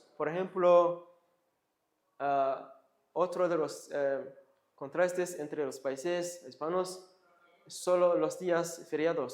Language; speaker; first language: Spanish; non-native, fluent; Kinyarwanda